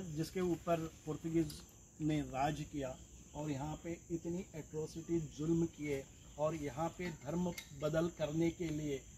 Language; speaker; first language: Hindi; non-native, local second language; Marathi